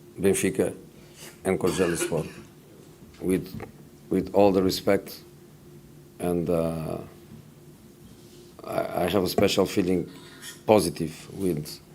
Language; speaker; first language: English; non-native, fluent; Portuguese